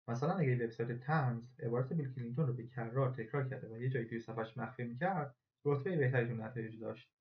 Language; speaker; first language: Persian; native; Persian